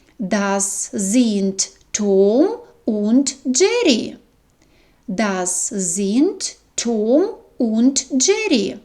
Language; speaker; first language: German; non-native, fluent; Ukrainian